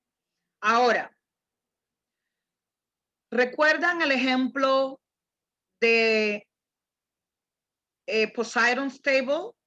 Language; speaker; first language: Spanish; non-native, fluent; English